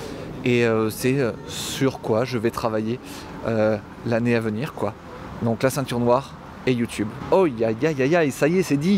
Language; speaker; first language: French; native; French